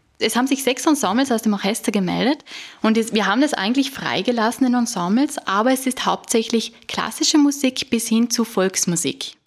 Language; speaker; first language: German; native; German